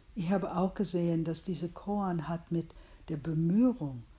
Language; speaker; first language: German; non-native, fluent; English